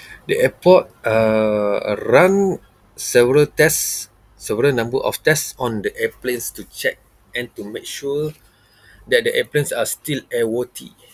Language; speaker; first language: English; non-native, local second language; Malay